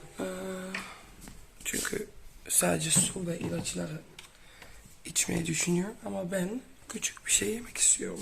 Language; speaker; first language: Turkish; non-native, learner; Dutch